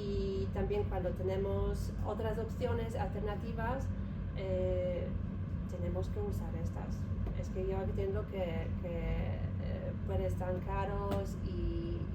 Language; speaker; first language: Spanish; non-native, learner; Polish